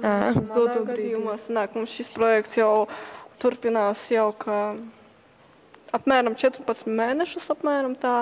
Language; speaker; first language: Latvian; native; Latvian